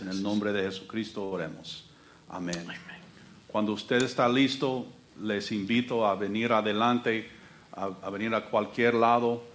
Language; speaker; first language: Spanish; non-native, fluent; English